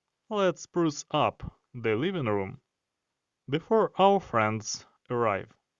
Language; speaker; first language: English; non-native, fluent; Ukrainian